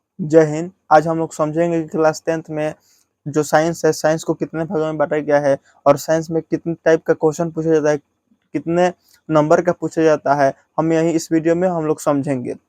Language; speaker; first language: Hindi; native; Hindi